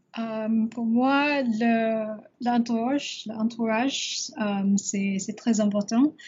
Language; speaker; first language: French; non-native, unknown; English